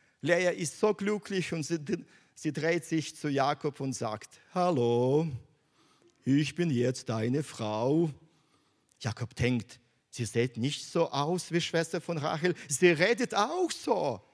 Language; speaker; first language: German; non-native, fluent; Russian